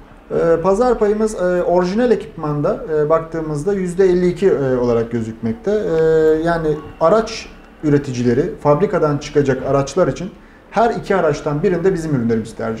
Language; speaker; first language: Turkish; native; Turkish